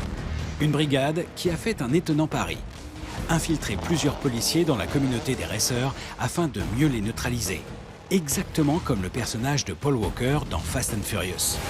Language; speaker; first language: French; native; French